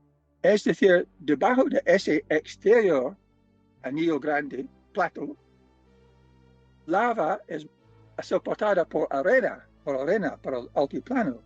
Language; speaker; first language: Spanish; non-native, fluent; English